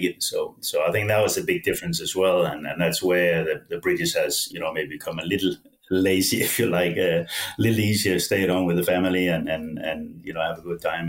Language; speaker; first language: English; non-native, fluent; Danish